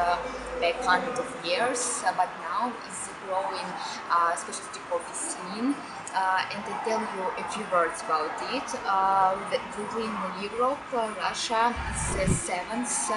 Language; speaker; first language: English; non-native, learner; Russian